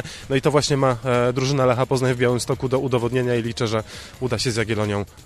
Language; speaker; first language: Polish; native; Polish